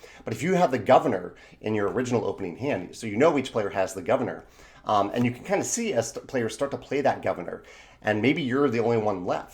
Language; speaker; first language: English; native; English